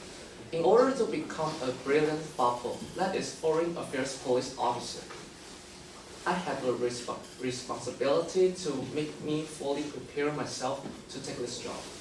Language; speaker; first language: English; non-native, learner; Chinese